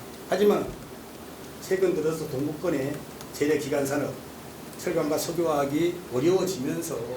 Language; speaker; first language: Korean; native; Korean